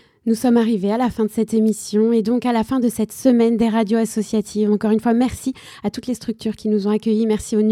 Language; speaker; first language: French; native; French